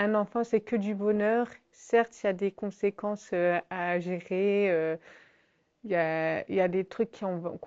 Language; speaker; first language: French; native; French